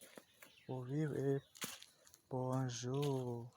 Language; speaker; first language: French; non-native, learner; Portuguese